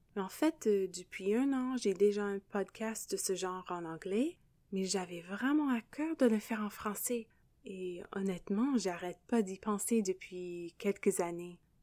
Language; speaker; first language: French; non-native, local second language; English